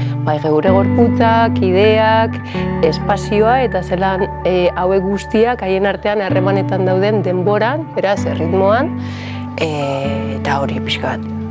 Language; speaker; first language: Basque; native; Basque